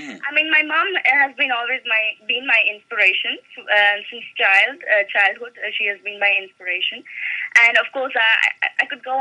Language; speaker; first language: English; non-native, local second language; Malayalam